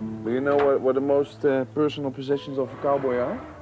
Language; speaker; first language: English; non-native, fluent; Dutch